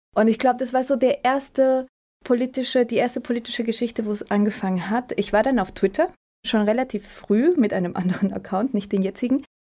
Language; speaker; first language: German; early bilingual, other home language; Spanish